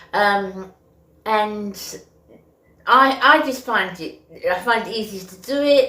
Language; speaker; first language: English; native; English